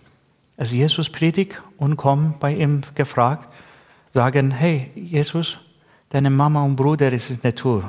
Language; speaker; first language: German; non-native, learner; Persian